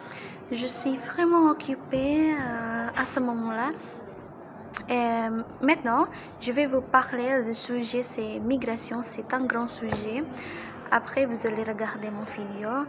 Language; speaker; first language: French; non-native, learner; Indonesian